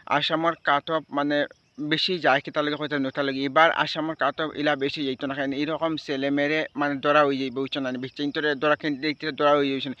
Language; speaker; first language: Bangla; native; Bangla